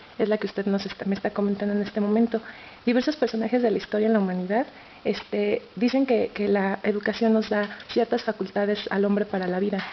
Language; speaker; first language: Spanish; native; Spanish